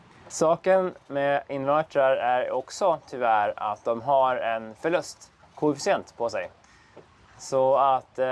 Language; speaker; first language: Swedish; native; Swedish